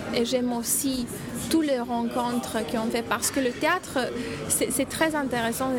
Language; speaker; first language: French; non-native, fluent; Romanian